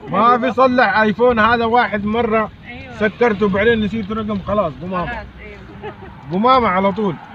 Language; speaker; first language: Arabic; non-native, learner; Indonesian